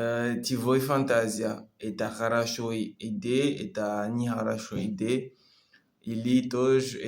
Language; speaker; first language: Russian; non-native, learner; French